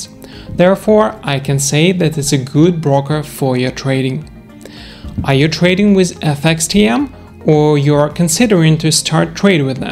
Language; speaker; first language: English; non-native, fluent; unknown